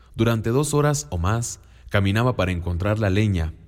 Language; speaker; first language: Spanish; non-native, local second language; Mixtepec Mixtec